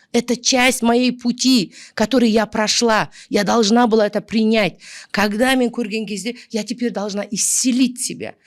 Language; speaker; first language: Russian; non-native, local second language; Kazakh